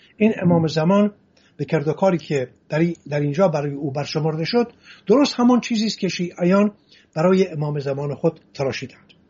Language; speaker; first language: Persian; non-native, local second language; Assyrian Neo-Aramaic